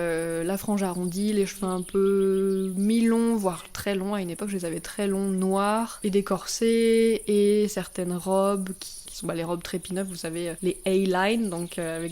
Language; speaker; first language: French; native; French